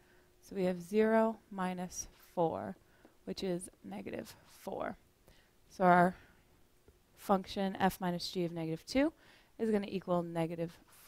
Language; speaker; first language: English; native; English